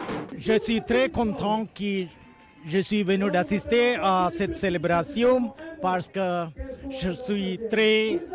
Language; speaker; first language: French; non-native, learner; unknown